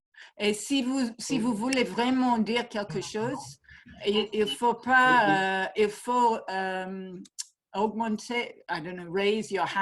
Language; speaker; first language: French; non-native, fluent; English